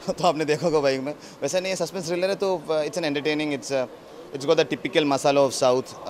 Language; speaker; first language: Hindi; non-native, local second language; Malayalam